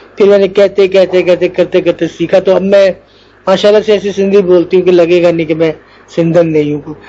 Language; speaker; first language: Urdu; non-native, local second language; Punjabi